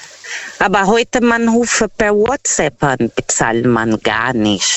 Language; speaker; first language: German; non-native, learner; Portuguese